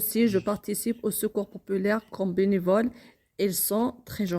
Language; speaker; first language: French; non-native, learner; Kabyle